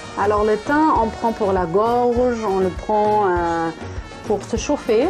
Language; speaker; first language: French; non-native, fluent; German